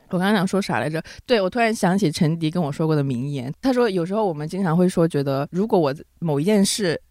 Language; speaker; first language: Chinese; non-native, local second language; Cantonese